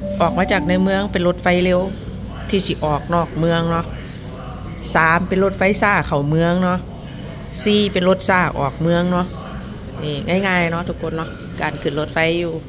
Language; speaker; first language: Thai; non-native, local second language; Northeastern Thai